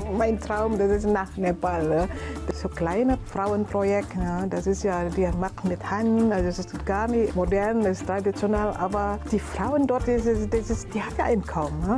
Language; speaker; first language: German; non-native, learner; Indonesian